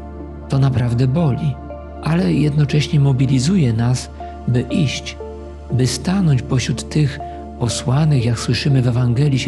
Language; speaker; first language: Polish; native; Polish